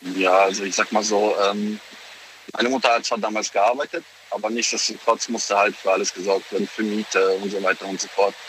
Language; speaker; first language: German; early bilingual, other home language; Polish